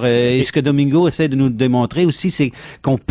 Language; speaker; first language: French; native; French